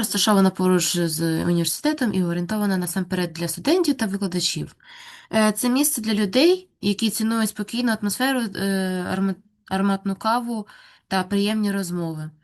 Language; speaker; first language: Ukrainian; native; Ukrainian